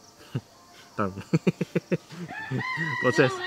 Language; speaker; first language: Portuguese; non-native, learner; Vietnamese